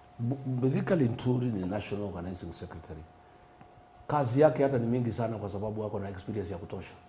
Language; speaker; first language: Swahili; non-native, local second language; Kikuyu